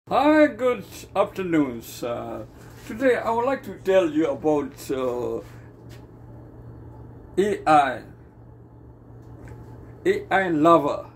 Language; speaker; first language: English; non-native, learner; Burmese